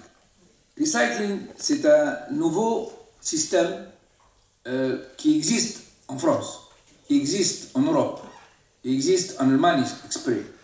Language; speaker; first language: French; non-native, local second language; Arabic